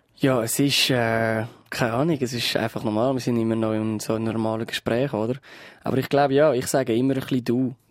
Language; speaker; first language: German; non-native, local second language; French